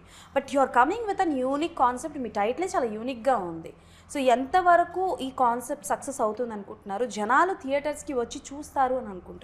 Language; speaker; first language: Telugu; native; Telugu